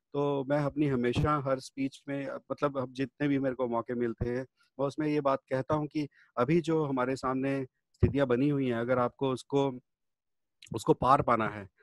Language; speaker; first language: Hindi; native; Hindi